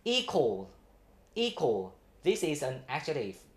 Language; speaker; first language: English; non-native, fluent; Vietnamese